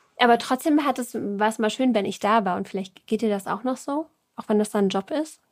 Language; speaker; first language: German; native; German